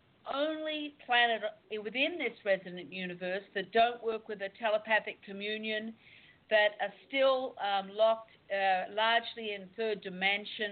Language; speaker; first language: English; native; English